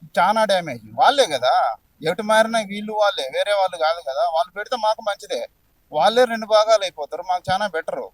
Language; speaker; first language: Telugu; native; Telugu